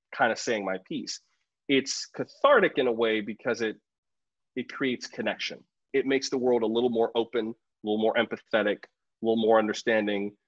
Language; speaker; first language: English; native; English